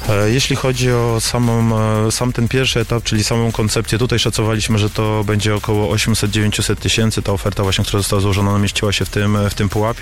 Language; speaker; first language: Polish; native; Polish